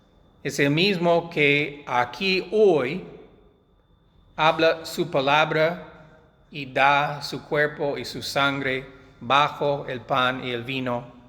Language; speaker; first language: Spanish; non-native, fluent; English